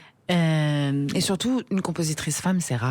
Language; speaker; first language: French; native; French